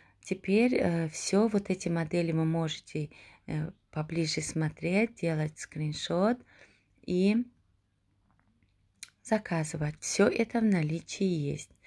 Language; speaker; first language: Russian; non-native, local second language; Tajik